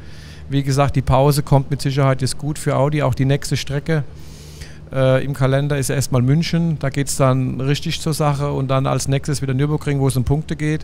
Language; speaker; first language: German; native; German